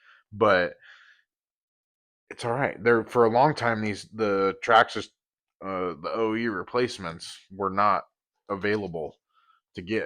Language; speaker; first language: English; native; English